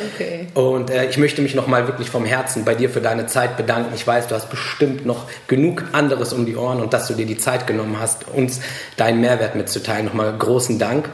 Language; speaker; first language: German; early bilingual, other home language; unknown